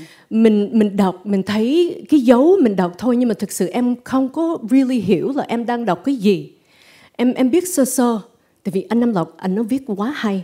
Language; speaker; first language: Vietnamese; early bilingual, heritage; Vietnamese